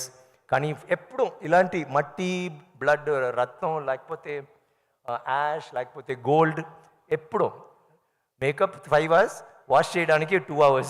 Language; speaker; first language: Telugu; non-native, local second language; Tamil